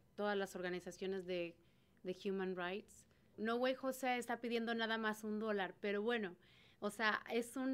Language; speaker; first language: Spanish; native; Spanish